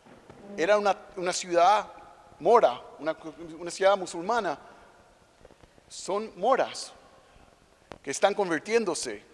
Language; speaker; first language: Spanish; non-native, fluent; English